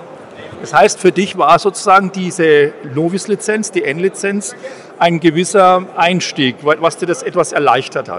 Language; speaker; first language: German; native; German